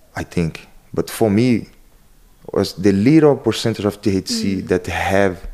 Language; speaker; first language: English; non-native, learner; Portuguese